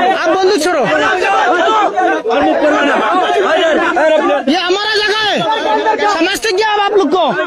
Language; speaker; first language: Hindi; non-native, learner; Bangla